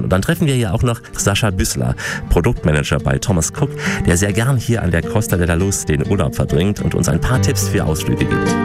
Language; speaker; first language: German; native; German